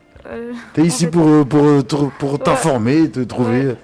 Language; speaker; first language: French; native; French